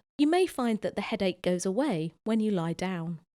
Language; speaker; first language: English; native; English